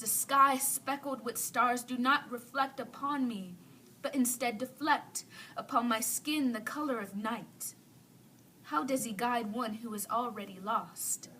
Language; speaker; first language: English; native; English